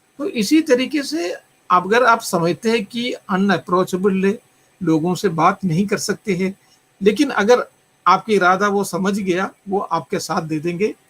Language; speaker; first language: Hindi; non-native, local second language; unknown